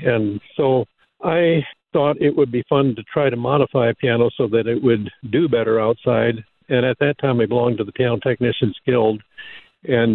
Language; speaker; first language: English; native; English